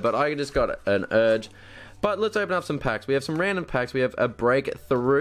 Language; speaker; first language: English; native; English